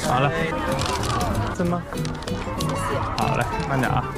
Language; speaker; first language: Chinese; native; Chinese